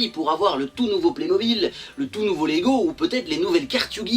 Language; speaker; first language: French; native; French